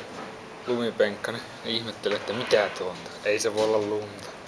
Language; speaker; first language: Finnish; native; Finnish